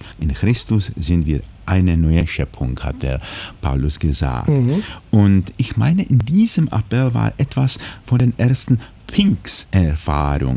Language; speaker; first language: German; non-native, fluent; Czech